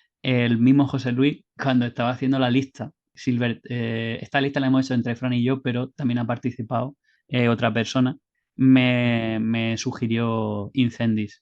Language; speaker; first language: Spanish; native; Spanish